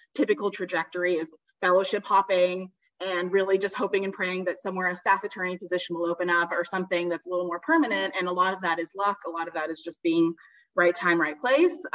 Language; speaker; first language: English; native; English